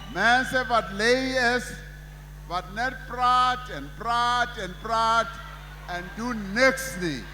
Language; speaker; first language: Afrikaans; non-native, local second language; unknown